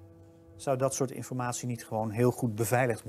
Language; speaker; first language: Dutch; native; Dutch